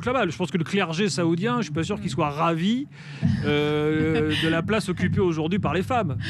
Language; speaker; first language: French; native; French